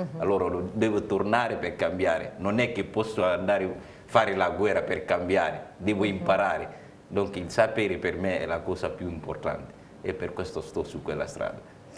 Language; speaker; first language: Italian; non-native, fluent; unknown